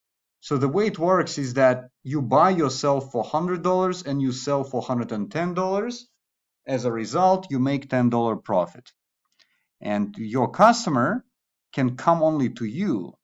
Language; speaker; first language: English; non-native, fluent; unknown